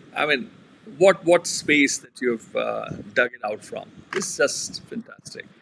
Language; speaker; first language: English; non-native, local second language; Punjabi